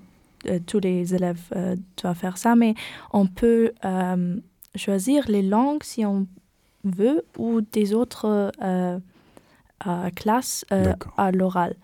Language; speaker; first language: French; non-native, learner; German